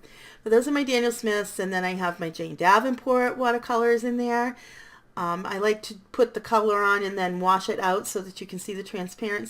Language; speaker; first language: English; native; English